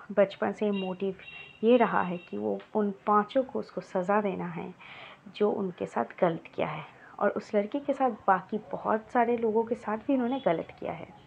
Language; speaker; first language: Hindi; non-native, local second language; Bangla